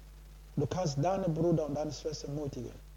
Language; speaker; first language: German; non-native, learner; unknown